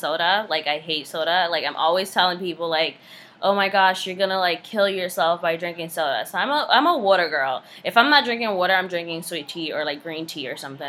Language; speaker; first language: English; non-native, fluent; Haitian Creole